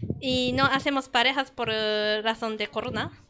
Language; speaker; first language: Spanish; non-native, learner; Japanese